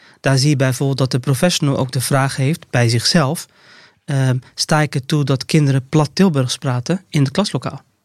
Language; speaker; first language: Dutch; early bilingual, other home language; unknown